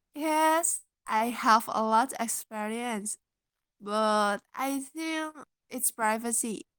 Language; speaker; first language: English; non-native, learner; Indonesian